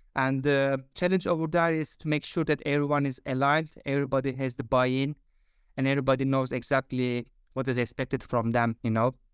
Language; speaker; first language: English; non-native, fluent; Turkish